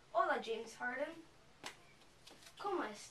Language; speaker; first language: Spanish; non-native, learner; English